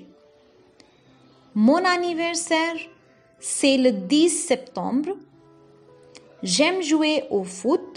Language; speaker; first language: French; non-native, fluent; Hindi